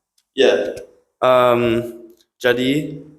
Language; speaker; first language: Indonesian; non-native, learner; English